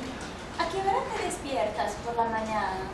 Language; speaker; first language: Spanish; non-native, fluent; Portuguese